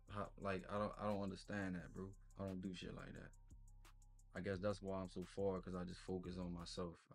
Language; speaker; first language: English; native; English